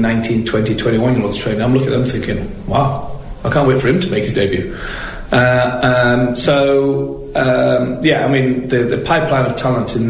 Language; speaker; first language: English; native; English